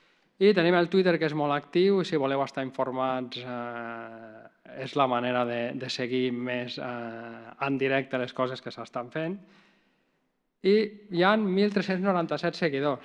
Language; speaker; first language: Catalan; native; Catalan